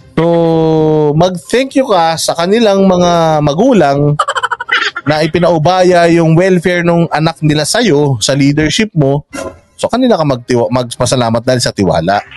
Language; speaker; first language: Filipino; non-native, local second language; Iloko